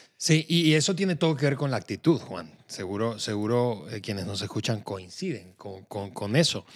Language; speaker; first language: Spanish; native; Spanish